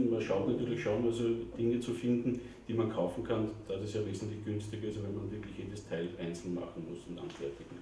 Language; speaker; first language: German; native; German